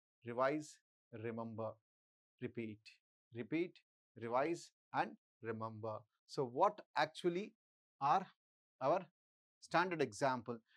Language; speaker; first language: English; non-native, local second language; Telugu